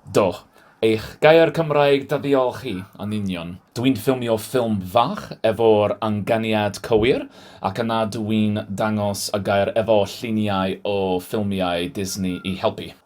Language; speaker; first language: Welsh; non-native, learner; English